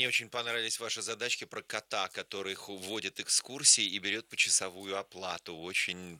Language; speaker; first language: Russian; native; Russian